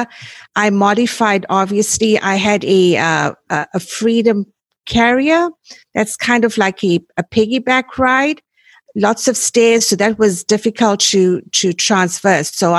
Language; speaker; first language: English; native; English